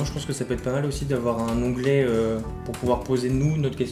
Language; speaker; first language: French; native; French